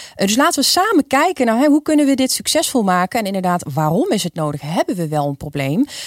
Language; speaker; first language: Dutch; native; Dutch